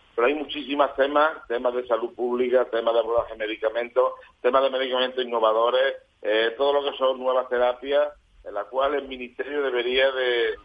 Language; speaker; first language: Spanish; native; Spanish